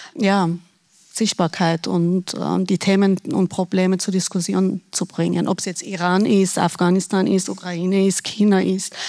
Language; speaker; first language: German; non-native, fluent; Persian